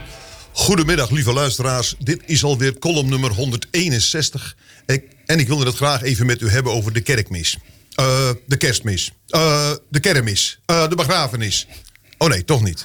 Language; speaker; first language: Dutch; native; Dutch